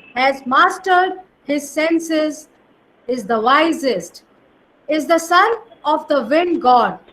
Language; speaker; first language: English; non-native, local second language; Hindi